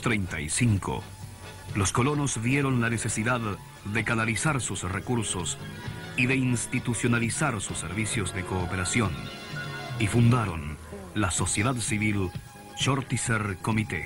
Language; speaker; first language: Spanish; native; Spanish